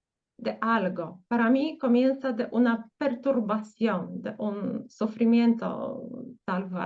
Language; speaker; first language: Spanish; non-native, fluent; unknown